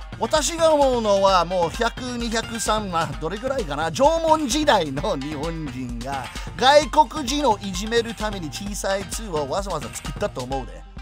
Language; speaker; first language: Japanese; non-native, fluent; English